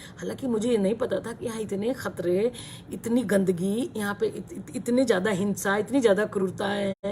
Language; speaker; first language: Hindi; native; Hindi